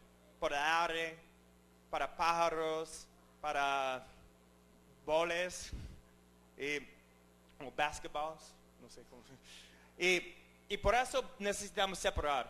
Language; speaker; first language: Spanish; non-native, learner; English